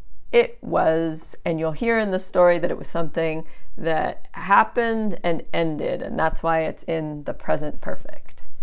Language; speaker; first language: English; native; English